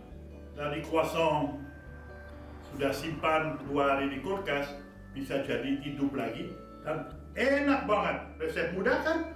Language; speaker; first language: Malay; non-native, fluent; French